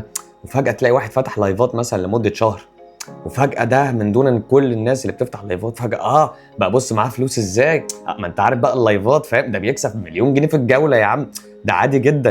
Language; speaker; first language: Arabic; native; Arabic